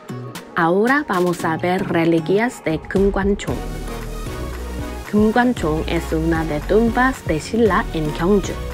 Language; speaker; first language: Spanish; non-native, learner; Korean